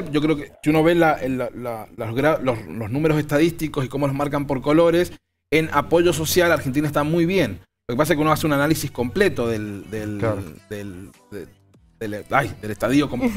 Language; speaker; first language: Spanish; native; Spanish